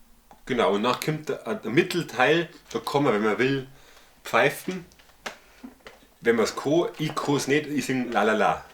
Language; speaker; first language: German; native; German